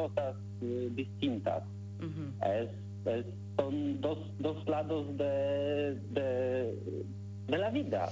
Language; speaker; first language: Spanish; non-native, learner; Polish